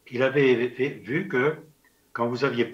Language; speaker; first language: French; native; French